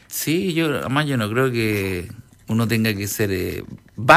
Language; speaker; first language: Spanish; native; Spanish